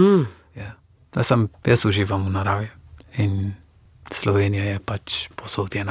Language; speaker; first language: Slovenian; non-native, fluent; Persian